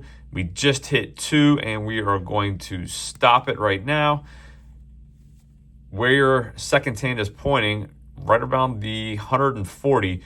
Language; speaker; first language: English; native; English